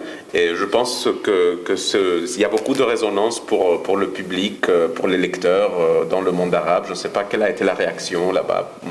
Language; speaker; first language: French; non-native, fluent; Spanish